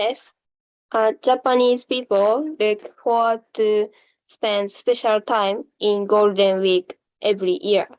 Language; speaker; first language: English; non-native, learner; Japanese